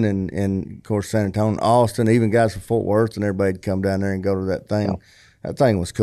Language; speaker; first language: English; native; English